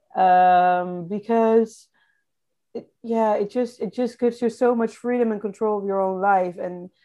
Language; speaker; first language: English; non-native, fluent; Dutch